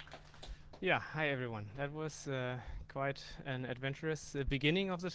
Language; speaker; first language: English; non-native, fluent; German